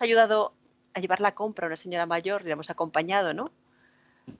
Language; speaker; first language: Spanish; native; Spanish